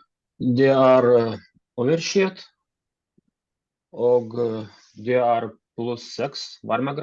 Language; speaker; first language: Norwegian; non-native, learner; Lithuanian